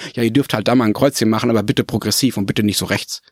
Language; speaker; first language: German; native; German